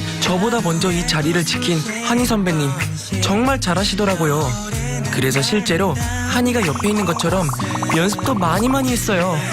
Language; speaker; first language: Korean; native; Korean